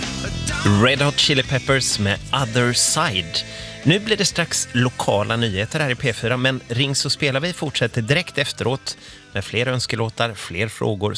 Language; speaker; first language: Swedish; native; Swedish